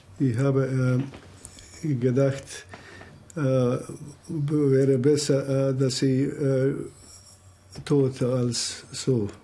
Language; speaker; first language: German; non-native, learner; Croatian